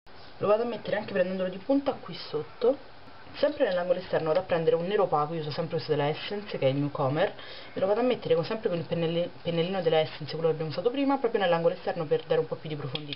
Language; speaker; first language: Italian; native; Italian